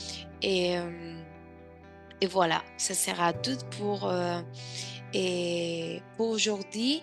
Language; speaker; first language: French; non-native, fluent; Spanish